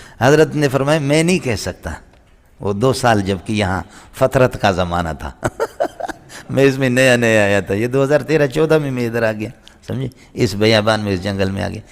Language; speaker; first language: Urdu; non-native, local second language; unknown